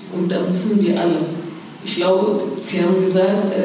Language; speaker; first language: German; non-native, fluent; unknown